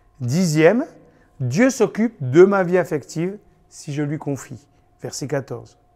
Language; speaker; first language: French; native; French